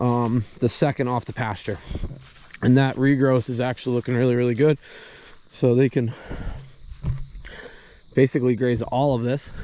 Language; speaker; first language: English; native; English